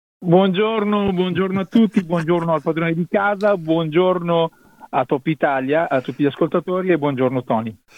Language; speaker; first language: Italian; native; Italian